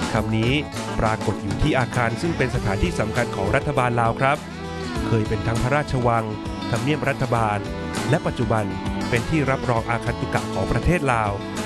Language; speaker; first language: Thai; native; Thai